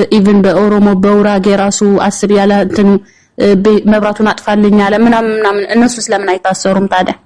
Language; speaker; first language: Amharic; non-native, local second language; Tigrinya